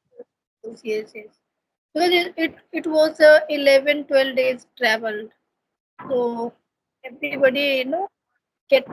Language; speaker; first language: English; non-native, learner; Hindi